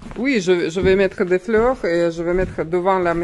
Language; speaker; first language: French; non-native, learner; Russian